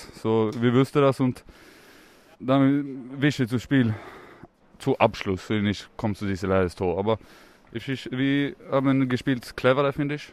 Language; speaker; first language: German; non-native, learner; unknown